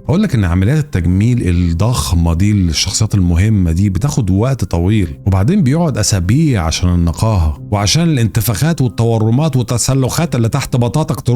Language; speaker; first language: Arabic; native; Arabic